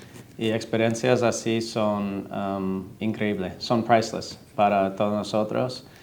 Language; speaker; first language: Spanish; non-native, fluent; English